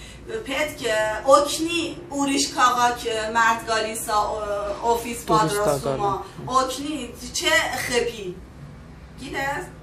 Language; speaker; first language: Armenian; non-native, learner; Persian